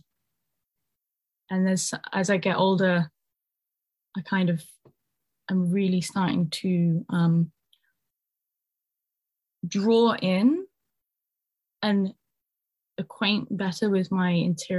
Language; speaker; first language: English; native; English